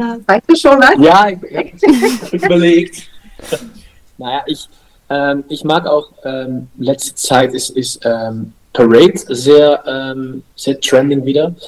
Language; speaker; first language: German; non-native, learner; Dutch